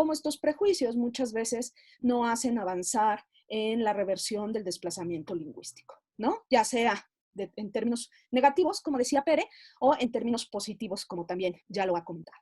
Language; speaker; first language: Spanish; native; Spanish